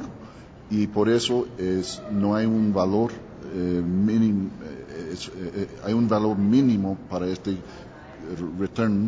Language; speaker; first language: Spanish; non-native, learner; English